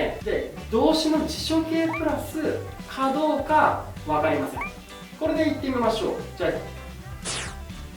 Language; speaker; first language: Japanese; native; Japanese